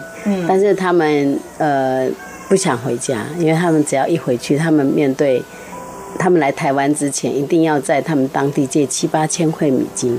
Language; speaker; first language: Chinese; native; Chinese